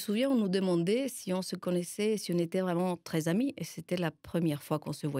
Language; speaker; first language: French; non-native, fluent; Spanish